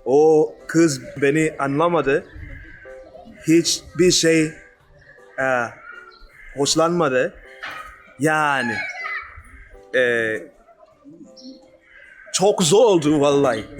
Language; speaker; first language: Turkish; non-native, learner; English